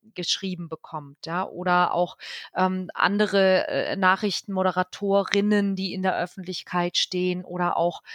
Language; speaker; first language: German; native; German